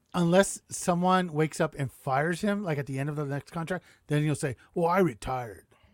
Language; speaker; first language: English; native; English